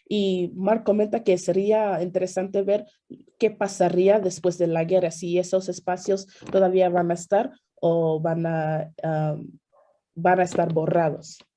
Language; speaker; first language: Spanish; non-native, fluent; English